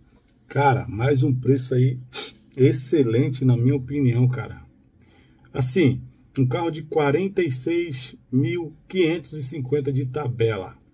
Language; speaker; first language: Portuguese; native; Portuguese